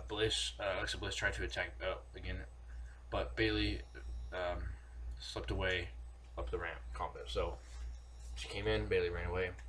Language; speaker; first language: English; native; English